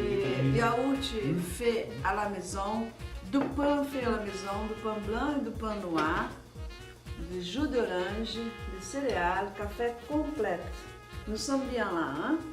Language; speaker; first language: French; non-native, learner; Portuguese